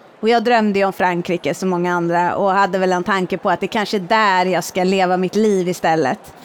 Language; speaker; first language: Swedish; native; Swedish